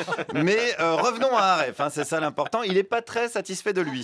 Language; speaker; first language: French; native; French